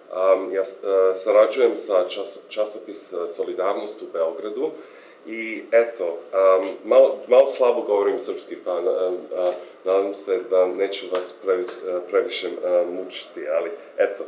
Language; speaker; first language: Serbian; non-native, fluent; English